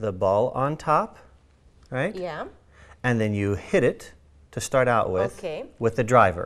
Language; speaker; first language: English; native; English